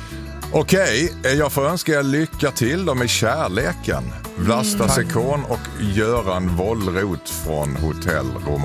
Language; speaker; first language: Swedish; native; Swedish